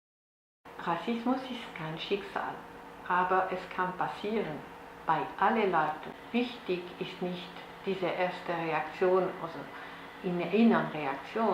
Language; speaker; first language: German; non-native, local second language; French